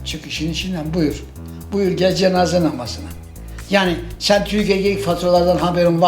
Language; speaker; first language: Turkish; native; Turkish